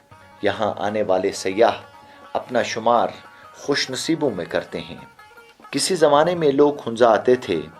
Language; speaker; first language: Urdu; native; Urdu